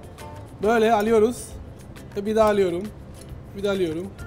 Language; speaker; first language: Turkish; non-native, learner; Italian